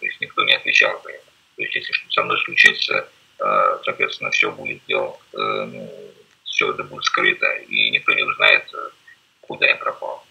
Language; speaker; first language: Russian; native; Russian